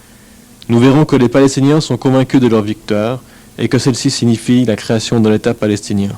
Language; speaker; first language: French; native; French